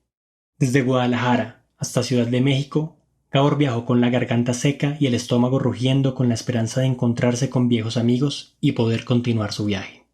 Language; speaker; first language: Spanish; native; Spanish